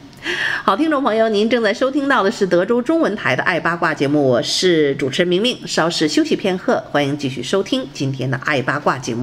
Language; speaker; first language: Chinese; native; Chinese